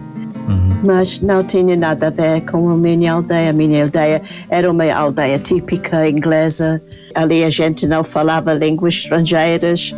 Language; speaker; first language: Portuguese; non-native, fluent; English